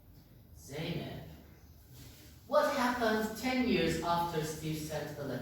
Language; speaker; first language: English; non-native, fluent; Turkish